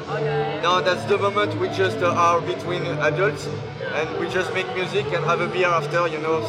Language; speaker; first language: English; non-native, fluent; French